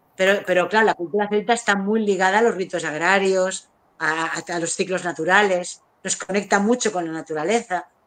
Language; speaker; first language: Spanish; native; Spanish